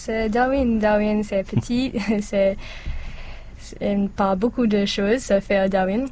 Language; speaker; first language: French; non-native, learner; English